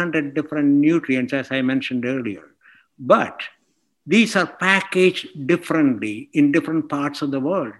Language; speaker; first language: English; non-native, local second language; Malayalam